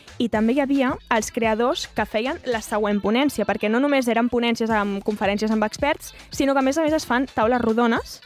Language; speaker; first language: Catalan; native; Catalan